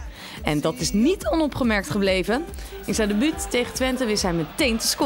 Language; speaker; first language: Dutch; native; Dutch